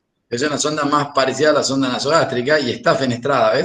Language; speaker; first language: Spanish; native; Spanish